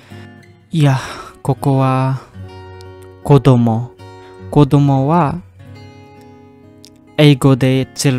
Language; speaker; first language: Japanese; non-native, fluent; Indonesian